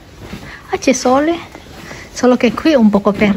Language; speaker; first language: Italian; non-native, learner; Indonesian